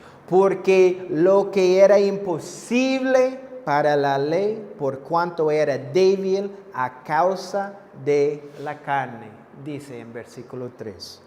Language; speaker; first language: Spanish; non-native, fluent; English